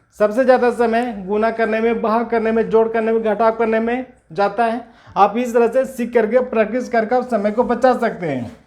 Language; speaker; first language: Hindi; native; Hindi